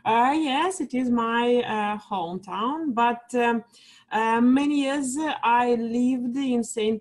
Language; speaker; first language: English; non-native, learner; Russian